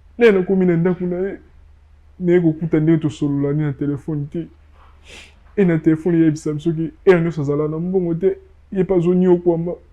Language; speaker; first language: Lingala; non-native, local second language; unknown